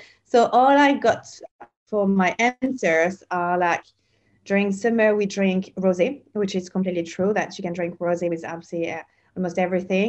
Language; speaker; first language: English; non-native, fluent; French